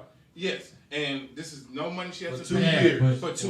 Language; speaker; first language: English; native; English